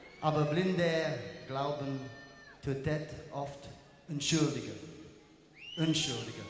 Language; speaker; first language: German; non-native, learner; English